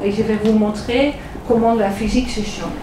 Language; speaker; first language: French; non-native, fluent; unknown